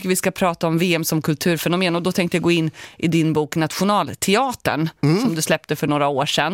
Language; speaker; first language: Swedish; native; Swedish